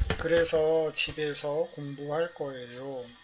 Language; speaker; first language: Korean; native; Korean